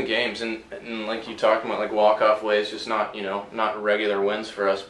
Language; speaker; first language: English; native; English